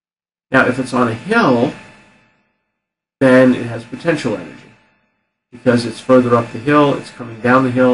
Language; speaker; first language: English; native; English